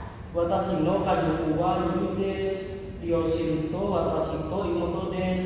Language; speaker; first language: Japanese; non-native, learner; Indonesian